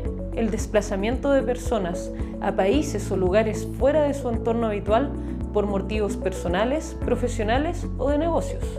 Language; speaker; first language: Spanish; native; Spanish